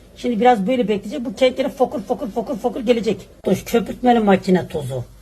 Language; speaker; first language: Turkish; native; Turkish